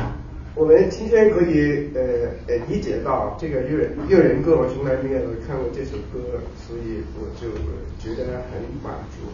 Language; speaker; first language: Chinese; non-native, local second language; Cantonese